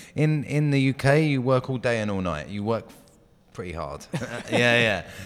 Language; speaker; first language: English; native; English